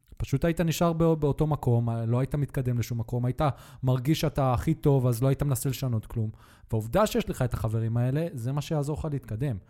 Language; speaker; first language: Hebrew; native; Hebrew